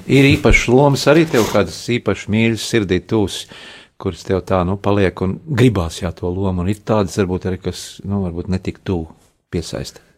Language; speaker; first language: Latvian; native; Latvian